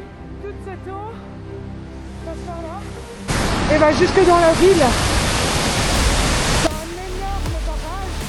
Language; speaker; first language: French; native; French